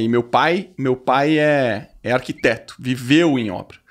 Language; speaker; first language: Portuguese; native; Portuguese